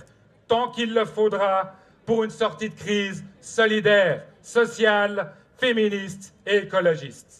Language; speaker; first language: French; native; French